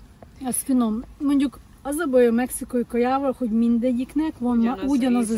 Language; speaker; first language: Hungarian; non-native, fluent; English